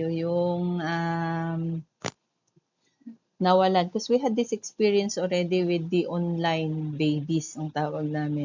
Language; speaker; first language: Filipino; native; Filipino